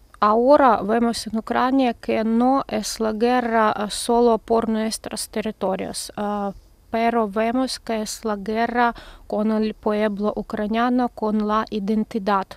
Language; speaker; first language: Spanish; non-native, learner; Ukrainian